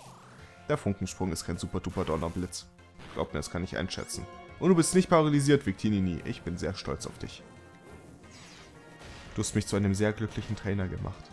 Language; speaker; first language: German; native; German